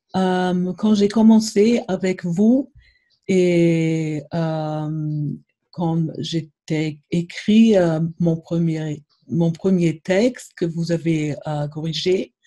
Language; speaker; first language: French; non-native, fluent; German